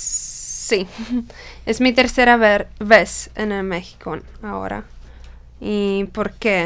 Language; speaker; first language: Spanish; non-native, learner; Czech